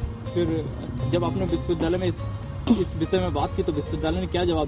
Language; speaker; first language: Hindi; native; Hindi